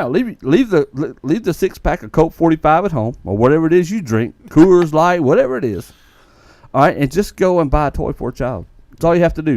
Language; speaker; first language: English; native; English